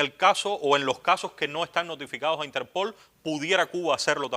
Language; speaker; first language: Spanish; native; Spanish